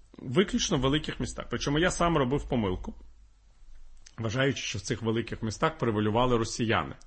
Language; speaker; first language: Ukrainian; non-native, local second language; Russian